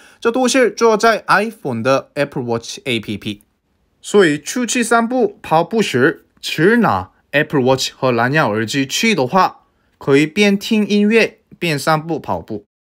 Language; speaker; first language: Chinese; non-native, fluent; Korean